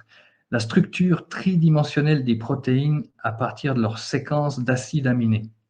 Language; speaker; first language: French; native; French